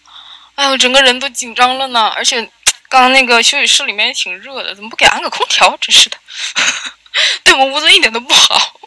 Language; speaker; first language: Chinese; native; Chinese